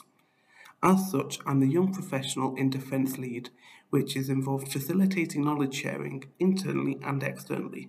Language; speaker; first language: English; native; English